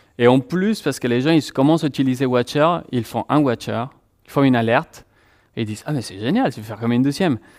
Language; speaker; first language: French; non-native, fluent; Spanish